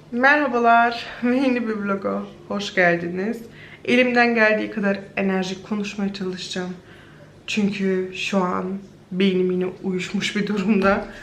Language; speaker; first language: Turkish; early bilingual, heritage; Turkish